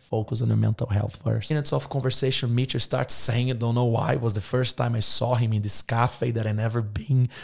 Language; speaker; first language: English; non-native, fluent; Portuguese